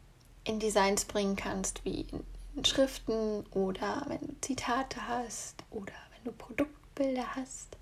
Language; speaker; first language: German; native; German